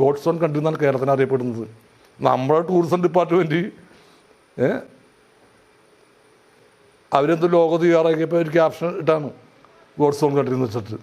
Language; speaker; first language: Malayalam; native; Malayalam